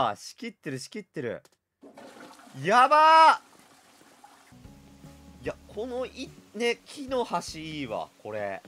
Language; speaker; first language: Japanese; native; Japanese